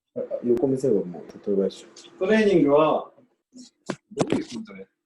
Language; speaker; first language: Japanese; native; Japanese